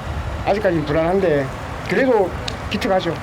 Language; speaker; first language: Korean; native; Korean